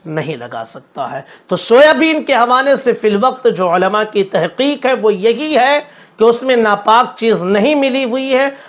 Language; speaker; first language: Urdu; native; Urdu